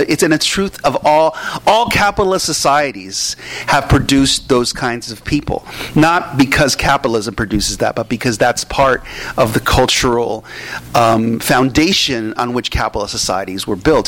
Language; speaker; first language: English; early bilingual, other home language; Spanish